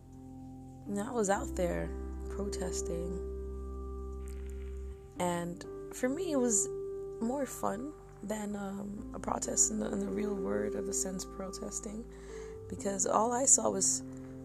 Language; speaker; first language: English; non-native, local second language; Yoruba